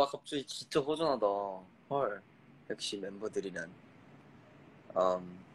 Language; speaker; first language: Korean; early bilingual, heritage; Korean